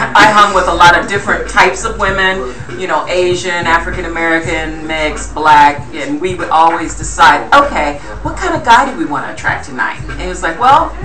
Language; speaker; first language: English; native; English